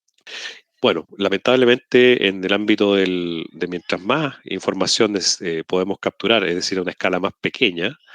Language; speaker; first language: Spanish; native; Spanish